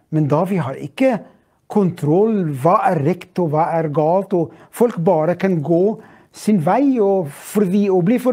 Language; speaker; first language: Norwegian; non-native, fluent; Arabic